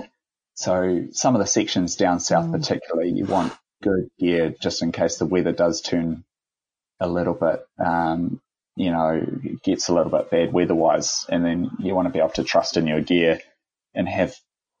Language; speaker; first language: English; native; English